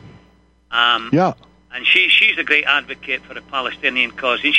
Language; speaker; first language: English; native; English